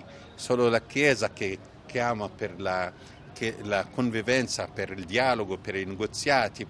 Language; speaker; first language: Italian; non-native, fluent; Arabic